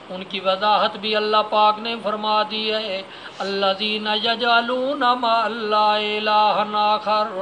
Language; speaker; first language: Urdu; non-native, local second language; Punjabi